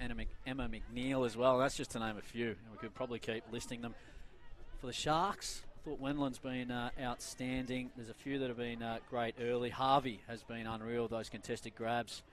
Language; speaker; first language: English; native; English